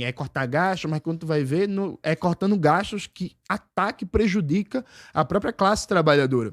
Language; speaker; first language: Portuguese; native; Portuguese